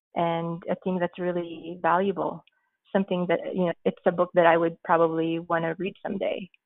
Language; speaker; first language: English; early bilingual, other home language; Filipino